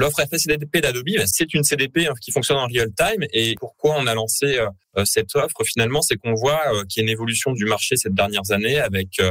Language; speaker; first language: French; native; French